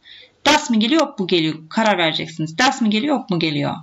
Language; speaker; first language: Turkish; native; Turkish